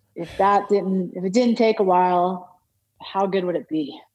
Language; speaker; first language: English; native; English